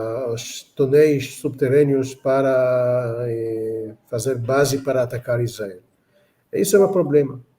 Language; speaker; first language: Portuguese; non-native, fluent; Hebrew